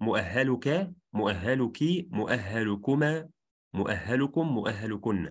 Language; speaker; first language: Arabic; non-native, fluent; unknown